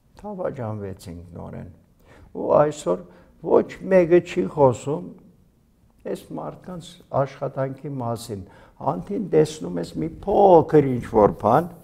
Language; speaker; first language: Armenian; early bilingual, heritage; Armenian